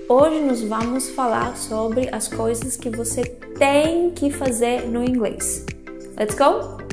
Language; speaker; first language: Portuguese; non-native, fluent; Greek